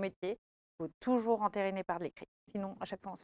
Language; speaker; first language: French; native; French